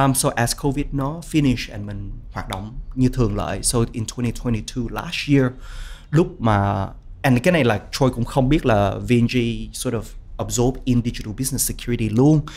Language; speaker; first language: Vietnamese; early bilingual, heritage; Vietnamese